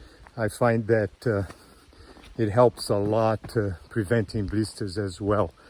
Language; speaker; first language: English; non-native, fluent; Portuguese